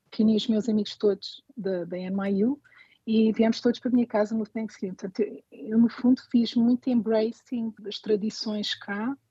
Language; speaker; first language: Portuguese; native; Portuguese